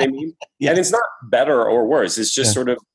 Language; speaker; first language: English; native; English